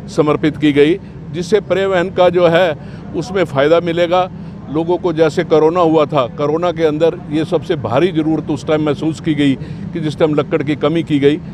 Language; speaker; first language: Hindi; native; Hindi